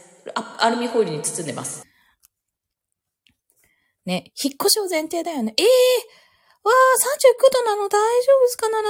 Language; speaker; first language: Japanese; native; Japanese